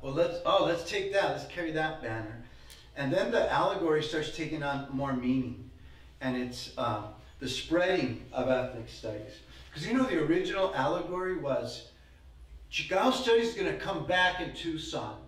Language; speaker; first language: English; native; English